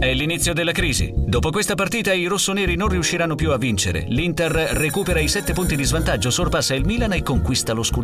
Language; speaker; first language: Italian; native; Italian